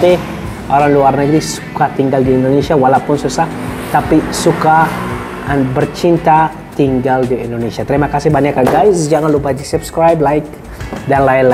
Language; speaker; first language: Indonesian; non-native, fluent; Arabic